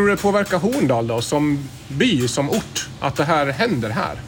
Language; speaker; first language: Swedish; native; Swedish